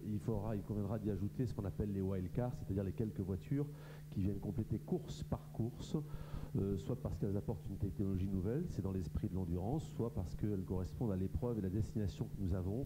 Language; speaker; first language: French; native; French